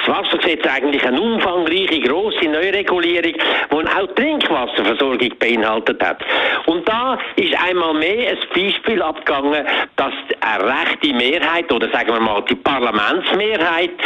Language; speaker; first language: German; native; German